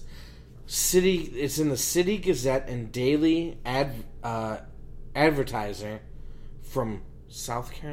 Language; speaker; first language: English; native; English